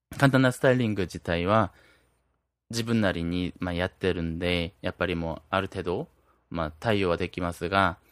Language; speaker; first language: Japanese; non-native, fluent; Korean